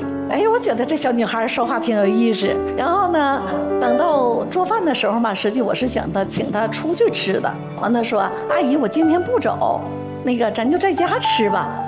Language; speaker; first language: Chinese; native; Chinese